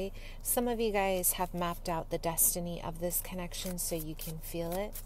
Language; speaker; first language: English; native; English